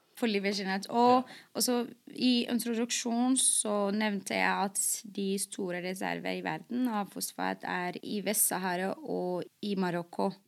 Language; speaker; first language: Norwegian; non-native, fluent; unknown